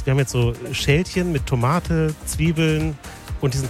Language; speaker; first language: German; native; German